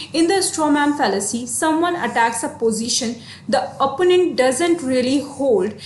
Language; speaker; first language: Hindi; native; Hindi